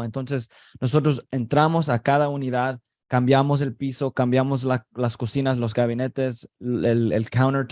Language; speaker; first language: Spanish; early bilingual, heritage; Spanish